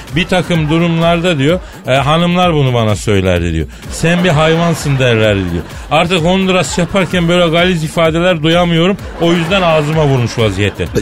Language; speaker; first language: Turkish; native; Turkish